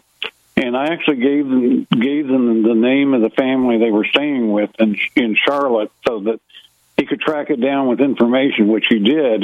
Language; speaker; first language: English; native; English